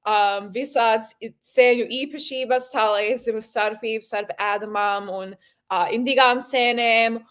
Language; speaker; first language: Latvian; early bilingual, heritage; Latvian